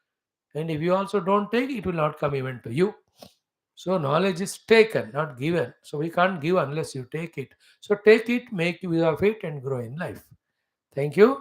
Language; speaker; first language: English; non-native, local second language; Hindi